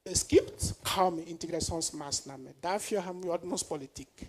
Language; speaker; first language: German; non-native, fluent; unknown